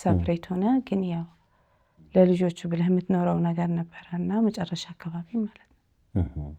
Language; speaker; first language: Amharic; early bilingual, heritage; Amharic